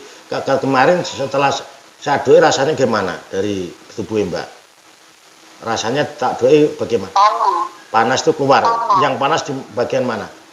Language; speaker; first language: Indonesian; non-native, local second language; Javanese